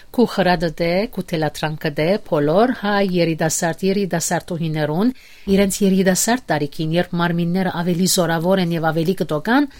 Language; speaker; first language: Armenian; early bilingual, heritage; Armenian